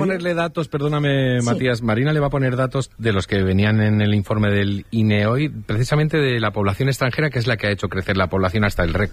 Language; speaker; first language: Spanish; native; Spanish